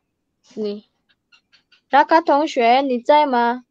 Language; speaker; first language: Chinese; non-native, fluent; Indonesian